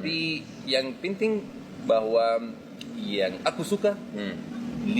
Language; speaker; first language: Indonesian; non-native, fluent; Arabic